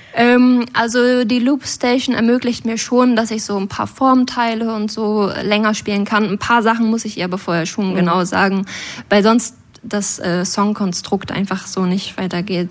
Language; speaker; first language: German; native; German